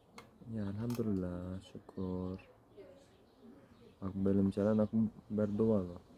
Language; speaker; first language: Indonesian; non-native, learner; Turkish